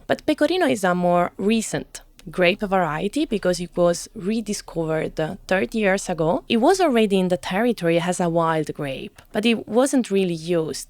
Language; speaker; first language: English; non-native, fluent; Italian